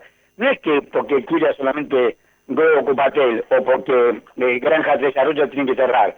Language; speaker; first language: Spanish; native; Spanish